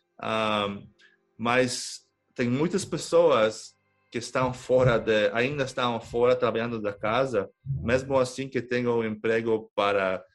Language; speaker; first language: Portuguese; non-native, fluent; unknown